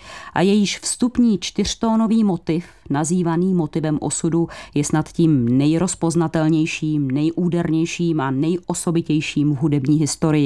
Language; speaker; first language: Czech; native; Czech